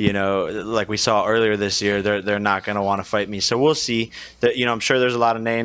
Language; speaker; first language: English; native; English